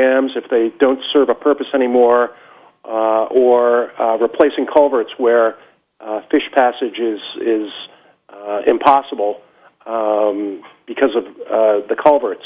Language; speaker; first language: English; native; English